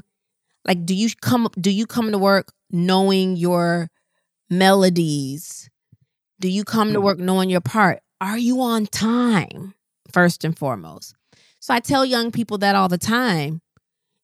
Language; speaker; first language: English; native; English